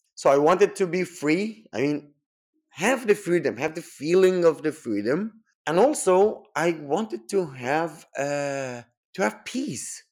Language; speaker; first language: English; non-native, fluent; Persian